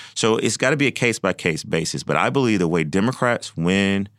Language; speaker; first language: English; native; English